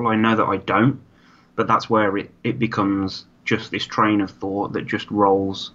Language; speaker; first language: English; native; English